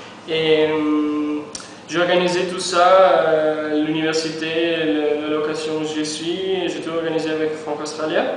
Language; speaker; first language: French; non-native, fluent; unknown